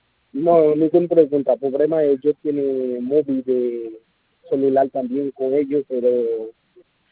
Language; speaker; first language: Spanish; non-native, learner; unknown